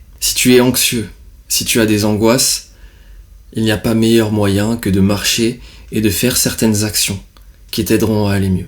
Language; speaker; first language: French; native; French